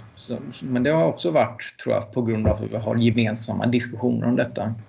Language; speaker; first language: Swedish; native; Swedish